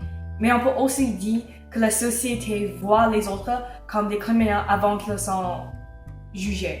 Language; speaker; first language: French; non-native, local second language; English